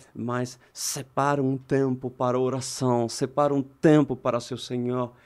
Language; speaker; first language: Portuguese; non-native, fluent; French